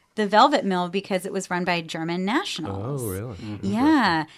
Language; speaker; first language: English; native; English